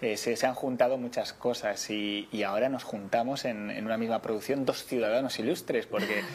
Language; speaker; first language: Spanish; native; Spanish